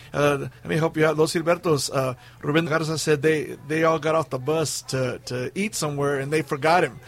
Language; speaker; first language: English; early bilingual, other home language; Spanish